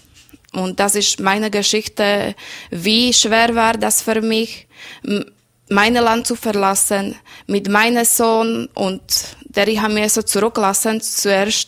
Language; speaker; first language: German; non-native, learner; Slovak